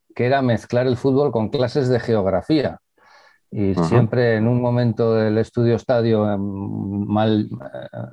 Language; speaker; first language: Spanish; native; Spanish